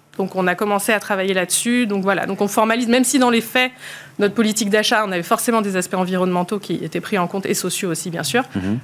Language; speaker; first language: French; native; French